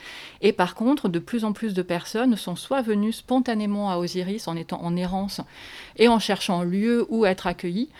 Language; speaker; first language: French; native; French